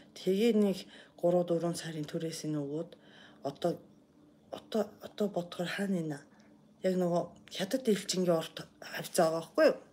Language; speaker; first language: Mongolian; non-native, fluent; Japanese